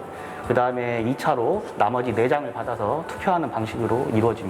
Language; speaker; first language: Korean; native; Korean